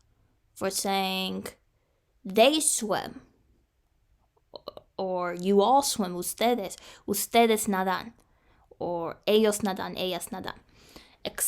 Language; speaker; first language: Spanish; non-native, learner; English